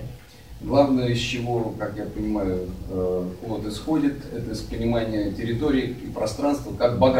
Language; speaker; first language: Russian; native; Russian